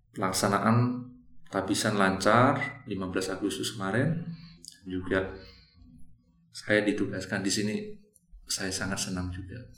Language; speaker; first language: Indonesian; native; Indonesian